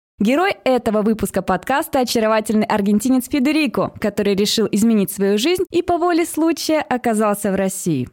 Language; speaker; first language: Russian; native; Russian